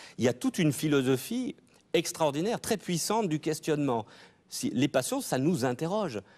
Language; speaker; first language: French; native; French